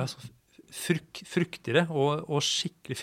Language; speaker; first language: Norwegian; native; Norwegian